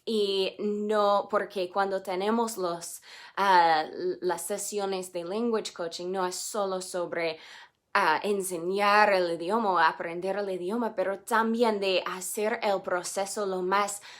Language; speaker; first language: Spanish; non-native, fluent; English